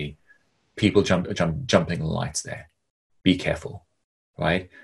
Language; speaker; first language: English; native; English